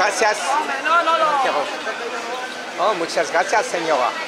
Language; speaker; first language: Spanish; non-native, learner; French